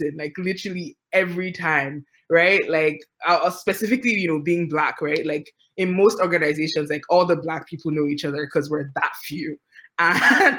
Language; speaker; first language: English; non-native, local second language; Yoruba